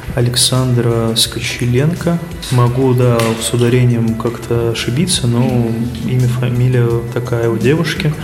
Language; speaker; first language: Russian; native; Russian